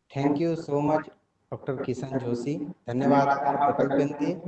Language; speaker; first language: Hindi; non-native, local second language; Gujarati